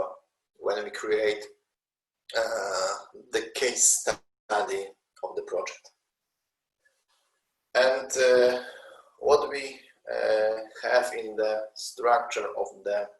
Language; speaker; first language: English; non-native, learner; Polish